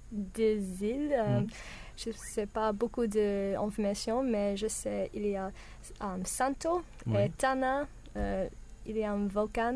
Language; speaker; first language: French; non-native, learner; English